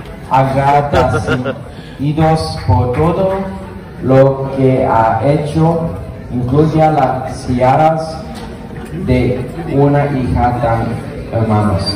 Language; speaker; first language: Spanish; non-native, learner; English